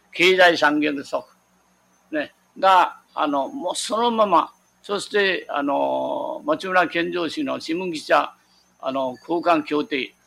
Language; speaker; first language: Japanese; non-native, local second language; Min Nan Chinese